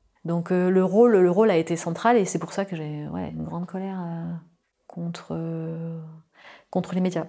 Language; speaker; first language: French; native; French